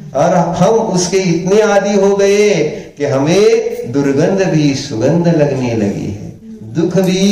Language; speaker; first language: Hindi; non-native, local second language; Marathi